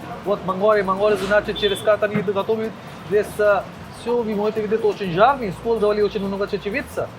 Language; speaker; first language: Russian; non-native, learner; Hindi